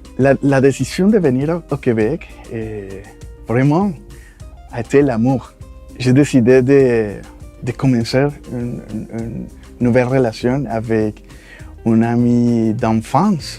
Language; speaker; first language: French; non-native, fluent; Spanish